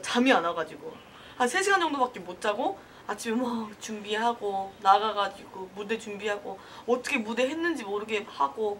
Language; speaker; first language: Korean; native; Korean